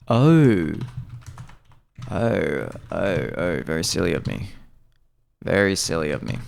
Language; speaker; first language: English; native; English